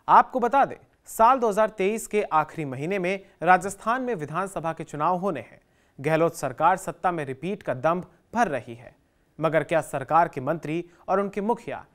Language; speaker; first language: Hindi; native; Hindi